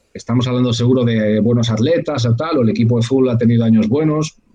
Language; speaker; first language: Spanish; native; Spanish